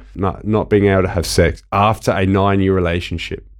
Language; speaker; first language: English; early bilingual, other home language; Italian